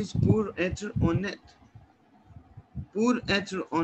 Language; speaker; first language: French; non-native, learner; Hindi